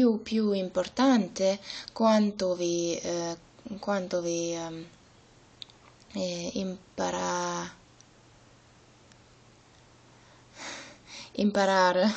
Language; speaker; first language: Italian; non-native, learner; German